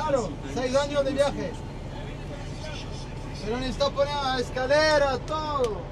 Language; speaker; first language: Spanish; non-native, learner; French